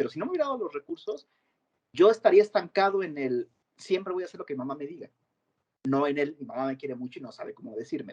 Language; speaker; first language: Spanish; native; Spanish